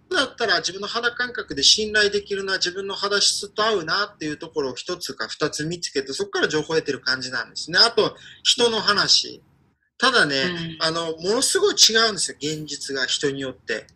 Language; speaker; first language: Japanese; non-native, fluent; Ukrainian